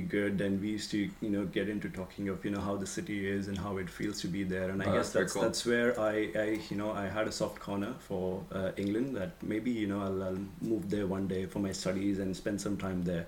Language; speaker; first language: English; non-native, local second language; Marathi